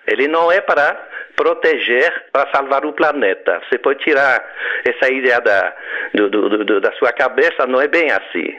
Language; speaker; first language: Portuguese; non-native, fluent; French